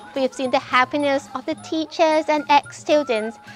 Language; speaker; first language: English; non-native, fluent; Thai